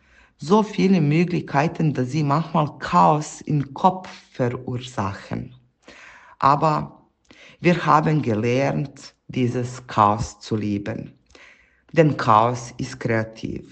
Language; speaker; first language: German; non-native, fluent; Serbian